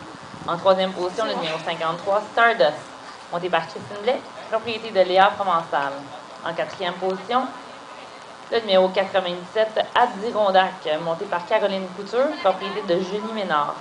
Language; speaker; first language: French; native; French